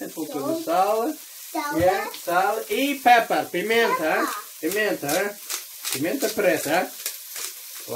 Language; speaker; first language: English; non-native, fluent; Portuguese